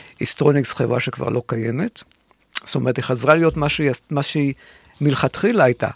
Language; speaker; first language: Hebrew; native; Hebrew